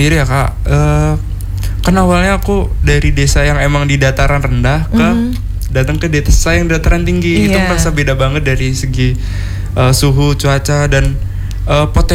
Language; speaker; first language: Indonesian; native; Indonesian